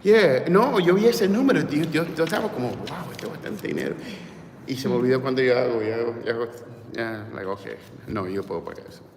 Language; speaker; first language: Spanish; early bilingual, heritage; English